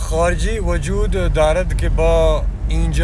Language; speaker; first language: Persian; non-native, learner; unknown